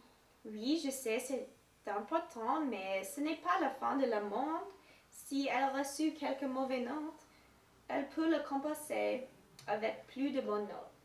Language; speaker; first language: French; non-native, learner; English